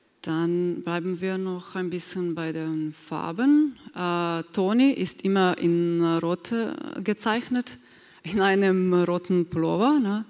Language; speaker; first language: German; non-native, fluent; Slovenian